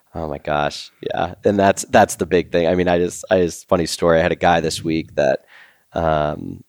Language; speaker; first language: English; native; English